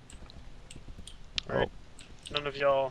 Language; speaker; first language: English; native; English